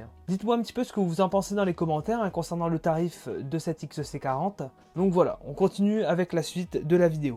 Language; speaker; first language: French; native; French